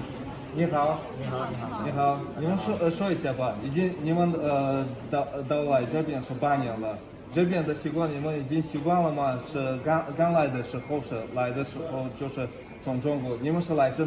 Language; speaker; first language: Chinese; non-native, learner; Tajik